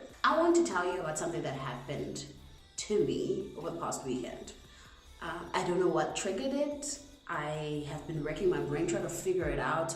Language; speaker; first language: English; non-native, local second language; Zulu